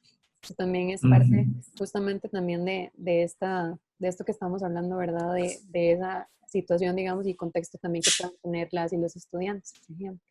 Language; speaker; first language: Spanish; native; Spanish